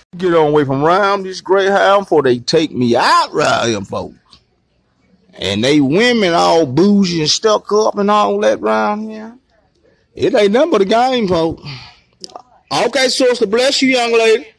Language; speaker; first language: English; native; English